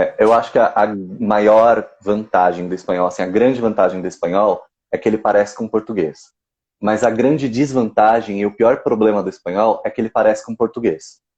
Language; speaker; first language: Portuguese; native; Portuguese